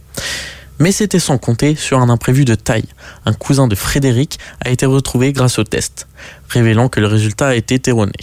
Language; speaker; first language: French; native; French